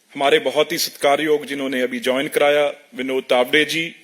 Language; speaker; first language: Hindi; non-native, local second language; Punjabi